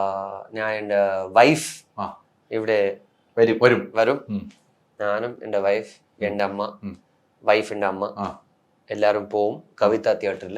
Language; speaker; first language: Malayalam; non-native, learner; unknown